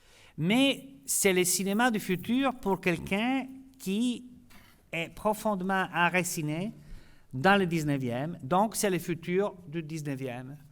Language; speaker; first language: French; non-native, fluent; Italian